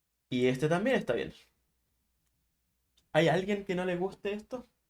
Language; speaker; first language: Spanish; native; Spanish